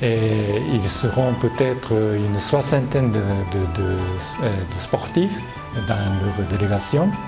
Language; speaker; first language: French; non-native, fluent; Japanese